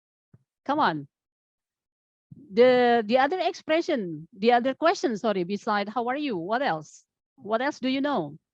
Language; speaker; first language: English; non-native, fluent; Indonesian